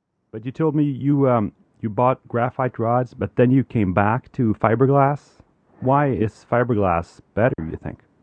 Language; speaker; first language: English; non-native, fluent; Swedish